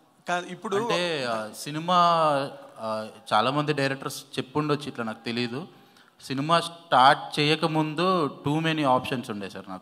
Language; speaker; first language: Telugu; native; Telugu